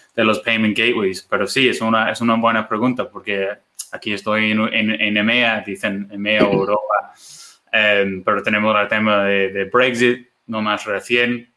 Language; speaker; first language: Spanish; non-native, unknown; English